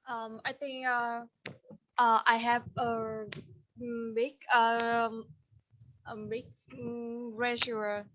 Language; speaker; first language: English; non-native, learner; Vietnamese